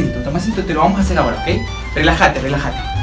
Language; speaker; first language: Spanish; native; Spanish